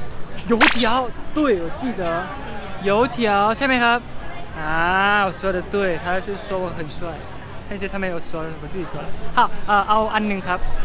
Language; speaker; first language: Chinese; non-native, learner; Thai